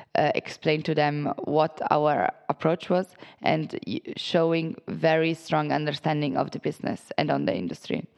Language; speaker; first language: English; non-native, fluent; Italian